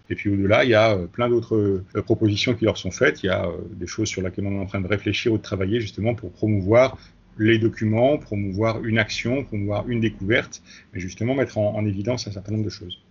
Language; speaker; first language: French; native; French